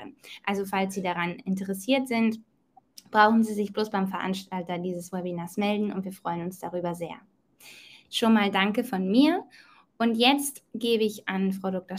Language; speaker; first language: German; native; German